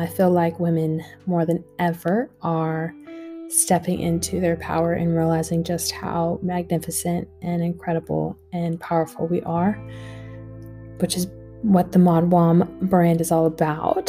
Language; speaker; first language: English; native; English